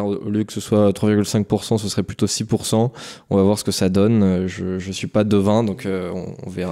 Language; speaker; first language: French; native; French